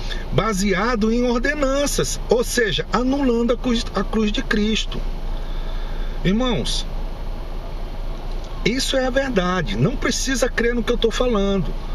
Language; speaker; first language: Portuguese; native; Portuguese